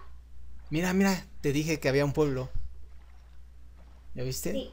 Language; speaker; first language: Spanish; native; Spanish